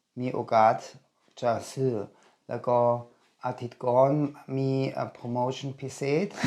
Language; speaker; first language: Thai; non-native, learner; German